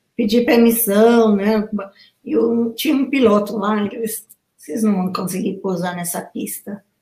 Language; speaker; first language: Portuguese; non-native, fluent; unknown